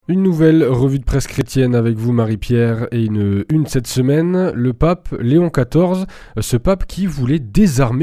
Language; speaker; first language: French; native; French